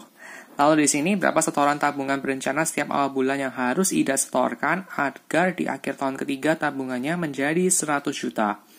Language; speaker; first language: Indonesian; native; Indonesian